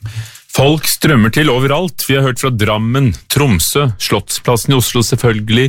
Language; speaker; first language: Norwegian; native; Norwegian